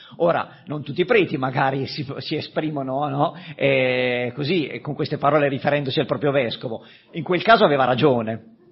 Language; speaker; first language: Italian; native; Italian